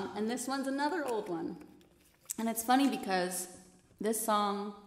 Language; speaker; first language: English; native; English